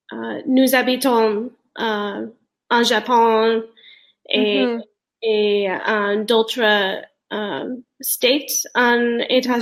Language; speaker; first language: French; non-native, learner; English